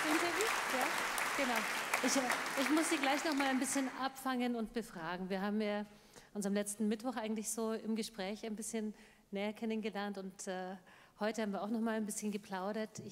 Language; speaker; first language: German; native; German